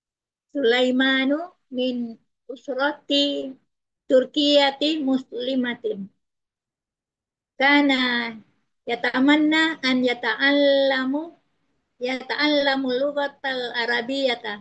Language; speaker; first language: Arabic; non-native, learner; Indonesian